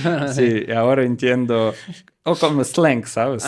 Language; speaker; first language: Spanish; non-native, learner; Russian